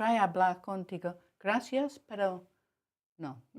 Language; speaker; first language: Spanish; non-native, learner; English